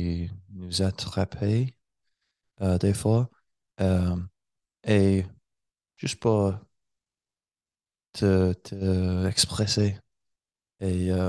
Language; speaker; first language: French; non-native, learner; English